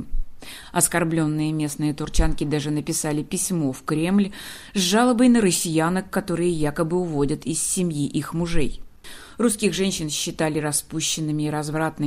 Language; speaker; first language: Russian; native; Russian